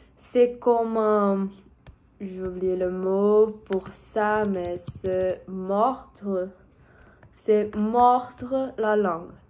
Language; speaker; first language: French; non-native, learner; Portuguese